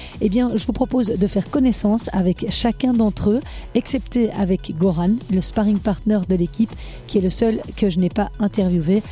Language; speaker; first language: French; native; French